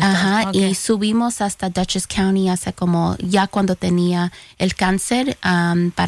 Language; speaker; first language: Spanish; early bilingual, heritage; Spanish